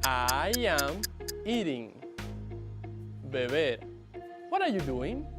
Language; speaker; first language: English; non-native, fluent; Spanish